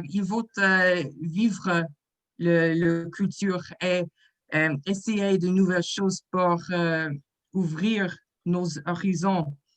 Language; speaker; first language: French; non-native, learner; English